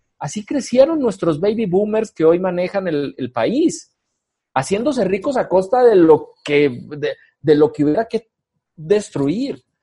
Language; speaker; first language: Spanish; native; Spanish